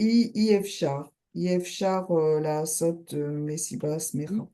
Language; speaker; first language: Hebrew; non-native, learner; French